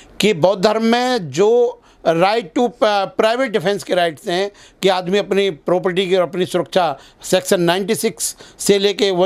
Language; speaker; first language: Hindi; native; Hindi